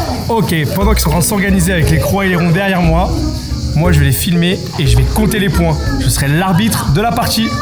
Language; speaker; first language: French; native; French